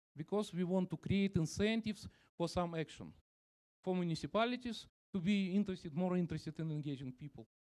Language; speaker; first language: English; non-native, fluent; Russian